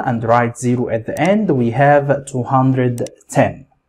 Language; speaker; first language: English; non-native, fluent; Arabic